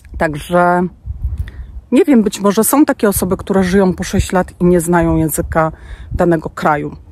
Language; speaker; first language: Polish; native; Polish